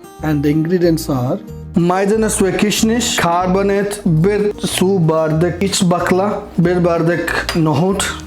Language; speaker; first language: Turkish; non-native, learner; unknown